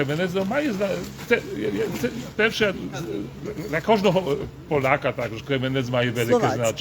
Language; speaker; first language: Ukrainian; non-native, learner; Polish